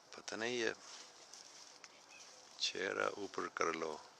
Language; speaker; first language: Hindi; non-native, local second language; English